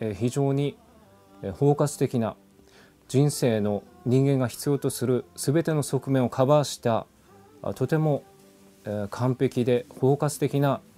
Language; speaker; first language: Japanese; native; Japanese